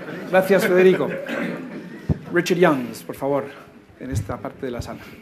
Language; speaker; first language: Spanish; native; Spanish